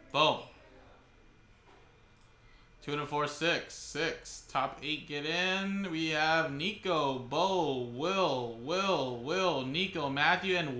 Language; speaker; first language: English; native; English